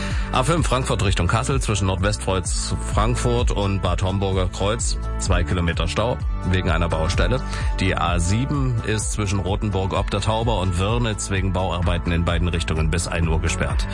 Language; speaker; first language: German; native; German